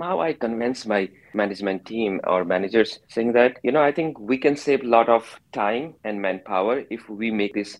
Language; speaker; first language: English; non-native, local second language; Hindi